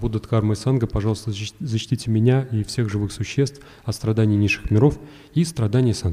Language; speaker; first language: Russian; native; Russian